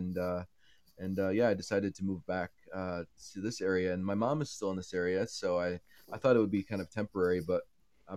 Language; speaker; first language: English; native; English